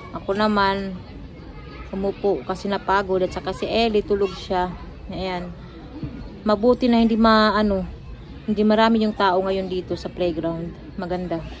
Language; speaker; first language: Filipino; native; Filipino